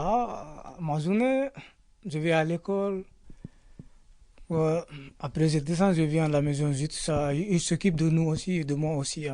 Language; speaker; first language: French; non-native, learner; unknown